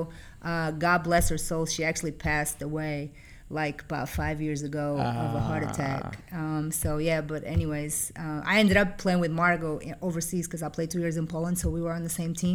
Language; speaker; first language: English; non-native, fluent; Portuguese